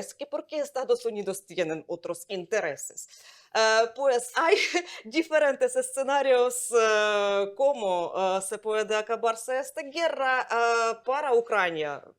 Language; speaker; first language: Spanish; non-native, fluent; Ukrainian